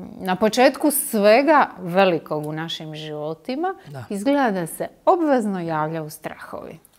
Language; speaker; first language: Croatian; native; Croatian